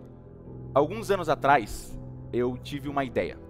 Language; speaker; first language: Portuguese; native; Portuguese